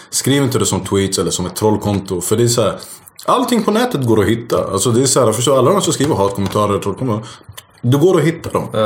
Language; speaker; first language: Swedish; early bilingual, other home language; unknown